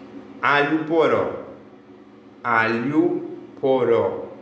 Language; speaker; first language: Portuguese; non-native, fluent; Haitian Creole